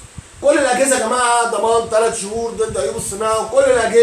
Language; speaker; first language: Arabic; native; Arabic